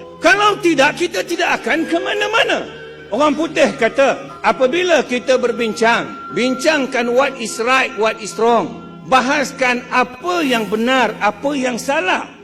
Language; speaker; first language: Malay; non-native, local second language; Chinese